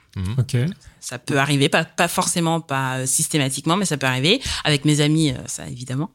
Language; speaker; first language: French; native; French